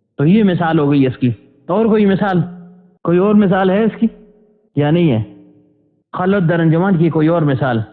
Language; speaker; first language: Urdu; non-native, local second language; Pashto